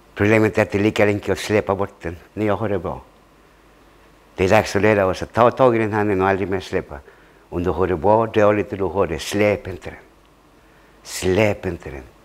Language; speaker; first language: Swedish; early bilingual, other home language; Spanish